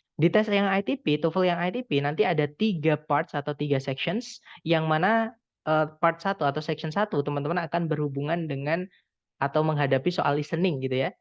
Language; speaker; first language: Indonesian; non-native, local second language; Javanese